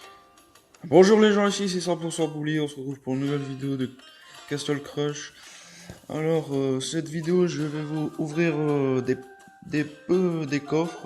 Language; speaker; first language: French; native; French